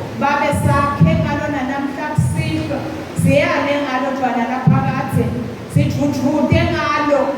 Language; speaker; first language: Zulu; non-native, local second language; Swati